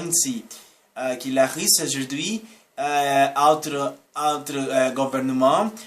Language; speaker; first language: French; non-native, learner; Portuguese